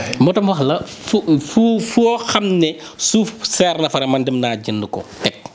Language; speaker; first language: Wolof; non-native, local second language; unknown